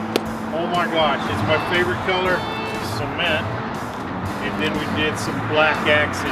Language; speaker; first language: English; native; English